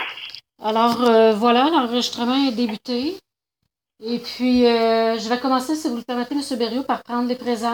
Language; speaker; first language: French; native; French